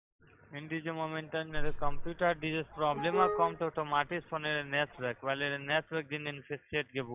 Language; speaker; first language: German; non-native, learner; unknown